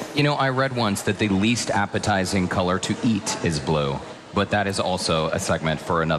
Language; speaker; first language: English; native; English